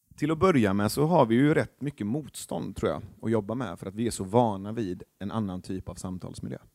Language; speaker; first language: Swedish; early bilingual, other home language; Persian